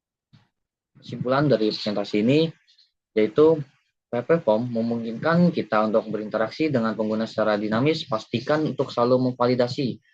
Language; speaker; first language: Indonesian; native; Indonesian